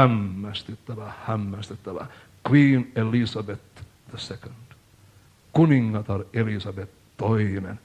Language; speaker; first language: Finnish; native; Finnish